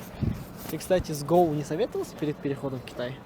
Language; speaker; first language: Russian; native; Russian